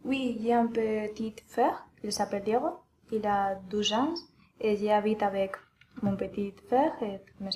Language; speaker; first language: French; non-native, learner; Spanish